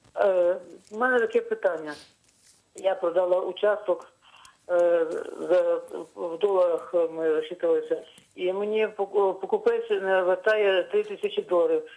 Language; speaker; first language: Ukrainian; native; Ukrainian